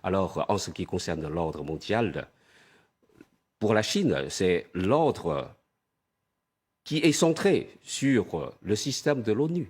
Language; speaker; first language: French; non-native, fluent; Chinese